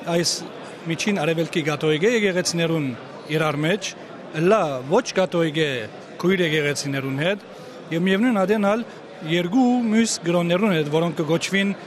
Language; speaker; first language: Armenian; native; Armenian